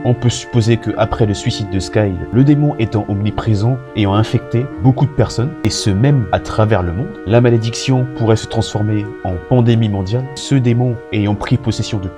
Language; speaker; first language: French; native; French